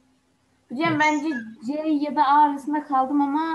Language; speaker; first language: Turkish; native; Turkish